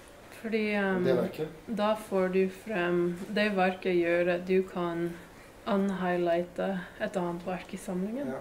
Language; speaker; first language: Norwegian; non-native, fluent; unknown